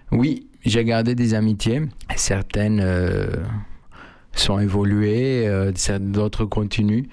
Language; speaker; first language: French; non-native, fluent; Spanish